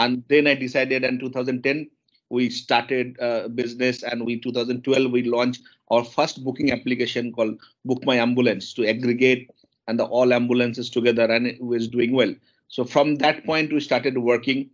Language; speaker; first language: English; non-native, local second language; Bangla